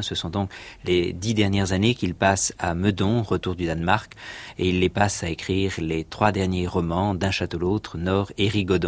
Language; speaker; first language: French; native; French